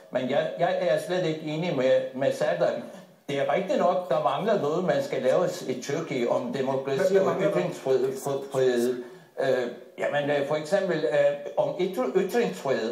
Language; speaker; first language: Danish; non-native, fluent; Turkish